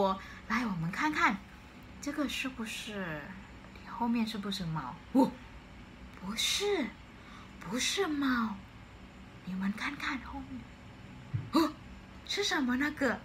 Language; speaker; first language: Chinese; non-native, fluent; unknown